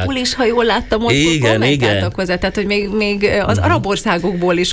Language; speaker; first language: Hungarian; native; Hungarian